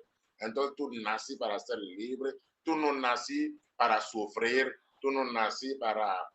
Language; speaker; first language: Spanish; non-native, learner; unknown